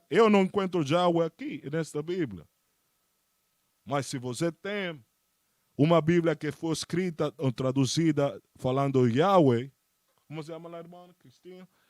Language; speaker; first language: Portuguese; non-native, fluent; Spanish